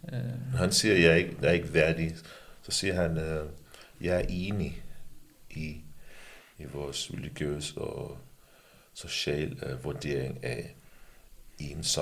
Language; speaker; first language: Danish; early bilingual, other home language; English